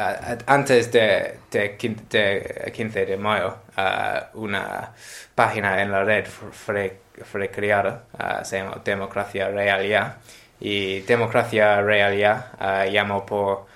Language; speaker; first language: Spanish; non-native, learner; English